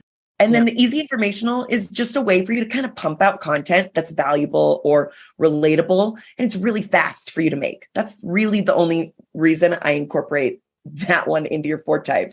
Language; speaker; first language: English; native; English